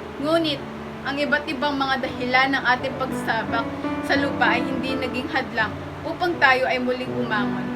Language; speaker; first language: Filipino; native; Filipino